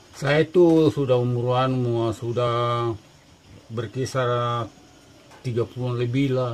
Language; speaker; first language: Indonesian; non-native, local second language; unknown